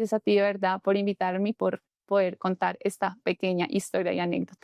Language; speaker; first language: Spanish; native; Spanish